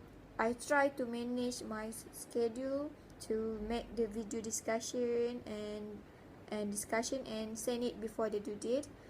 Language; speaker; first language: English; non-native, learner; Malay